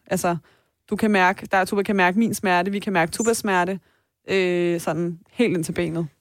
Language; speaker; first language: Danish; early bilingual, other home language; Persian